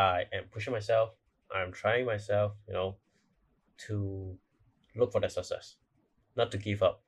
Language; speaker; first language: English; non-native, local second language; Chinese